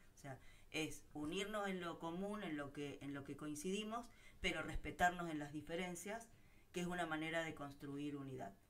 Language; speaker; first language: Spanish; native; Spanish